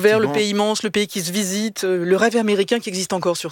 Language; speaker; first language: French; native; French